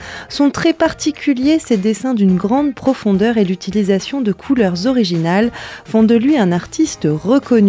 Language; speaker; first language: French; native; French